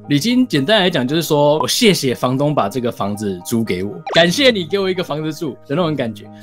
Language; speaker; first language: Chinese; native; Chinese